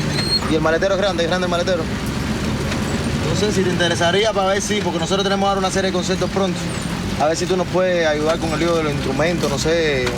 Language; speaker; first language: Spanish; native; Spanish